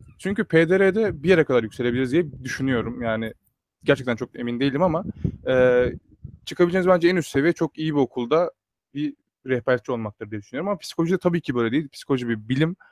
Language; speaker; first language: Turkish; native; Turkish